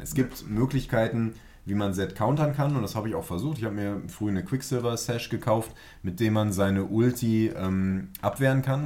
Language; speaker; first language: German; native; German